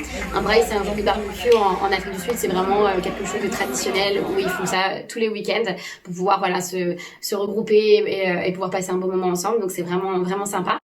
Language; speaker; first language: French; native; French